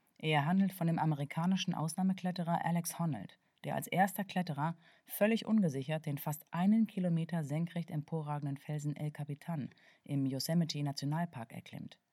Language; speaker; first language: German; native; German